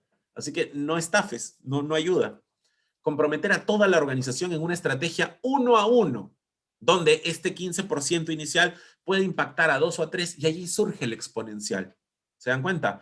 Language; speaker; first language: Spanish; native; Spanish